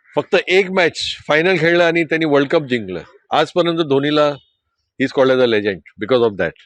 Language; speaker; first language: Marathi; non-native, local second language; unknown